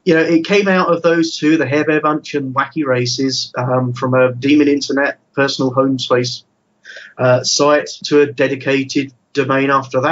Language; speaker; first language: English; native; English